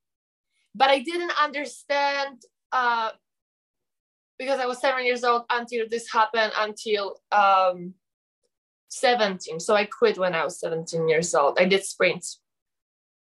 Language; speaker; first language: English; non-native, learner; Polish